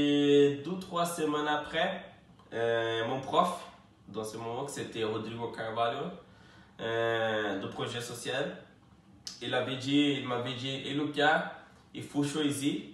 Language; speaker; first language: French; non-native, fluent; Portuguese